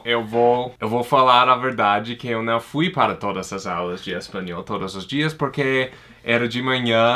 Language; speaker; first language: Portuguese; non-native, fluent; English